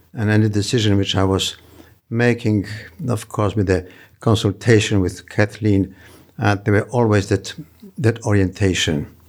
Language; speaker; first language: English; non-native, fluent; Polish